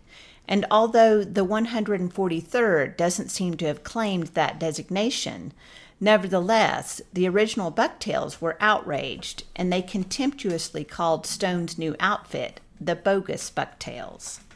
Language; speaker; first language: English; native; English